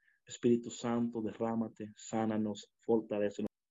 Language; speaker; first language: Spanish; early bilingual, heritage; Spanish